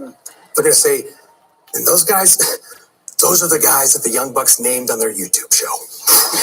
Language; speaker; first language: English; native; English